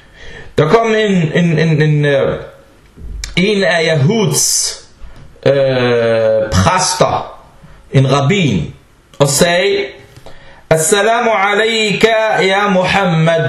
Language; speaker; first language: Danish; early bilingual, other home language; Arabic